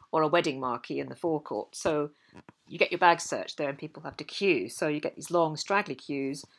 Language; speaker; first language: English; native; English